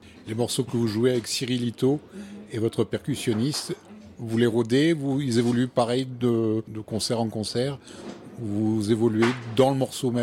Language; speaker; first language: French; native; French